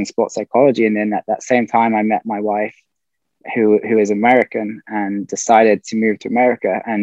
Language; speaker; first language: English; native; English